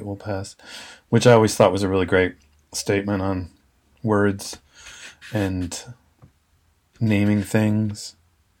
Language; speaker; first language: English; native; English